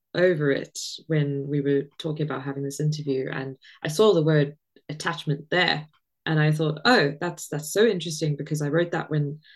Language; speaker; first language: English; native; English